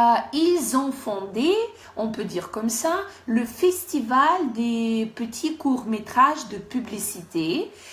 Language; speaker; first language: French; non-native, fluent; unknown